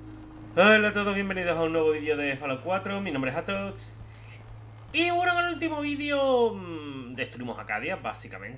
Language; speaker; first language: Spanish; native; Spanish